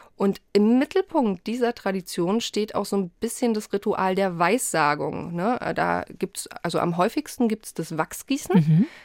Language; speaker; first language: German; early bilingual, other home language; Polish